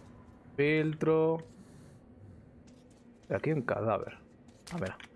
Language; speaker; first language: Spanish; native; Spanish